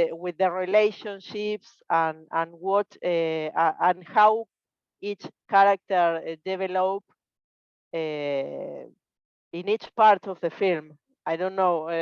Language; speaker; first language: English; non-native, learner; Spanish